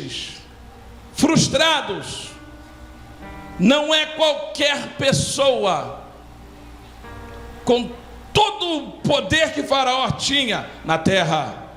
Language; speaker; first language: Portuguese; native; Portuguese